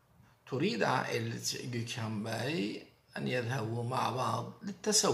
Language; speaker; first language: Arabic; non-native, fluent; Turkish